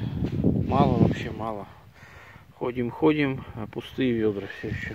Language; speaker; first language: Russian; native; Russian